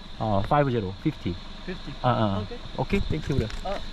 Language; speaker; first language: English; non-native, learner; Korean